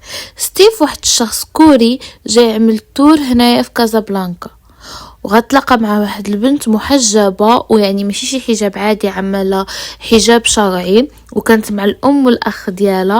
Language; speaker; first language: Arabic; native; Arabic